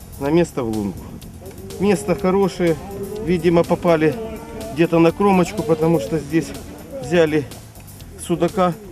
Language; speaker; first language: Russian; native; Russian